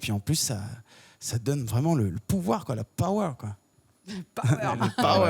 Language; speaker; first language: French; native; French